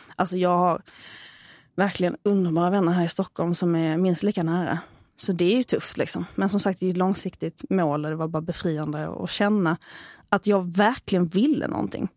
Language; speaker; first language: Swedish; native; Swedish